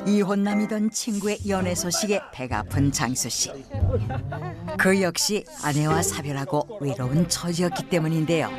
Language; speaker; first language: Korean; native; Korean